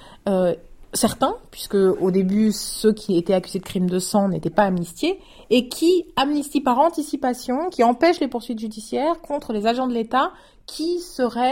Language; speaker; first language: French; native; French